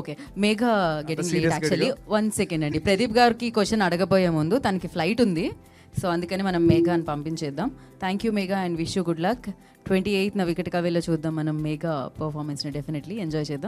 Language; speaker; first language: Telugu; native; Telugu